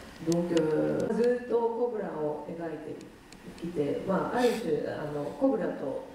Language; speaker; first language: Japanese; non-native, fluent; French